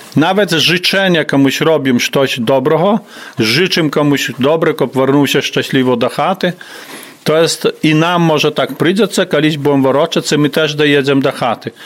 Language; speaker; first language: Ukrainian; native; Ukrainian